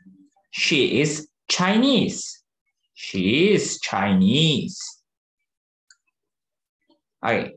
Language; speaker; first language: English; non-native, fluent; Turkish